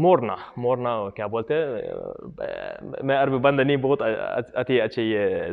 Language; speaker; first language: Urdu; non-native, local second language; Punjabi